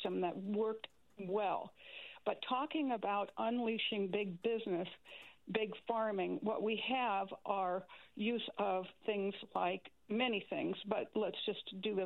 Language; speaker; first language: English; native; English